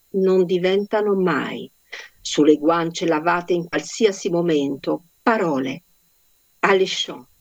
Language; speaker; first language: Italian; non-native, fluent; Polish